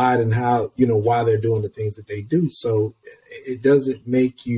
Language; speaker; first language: English; native; English